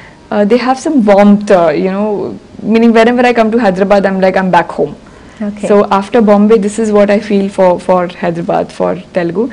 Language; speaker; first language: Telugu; non-native, learner; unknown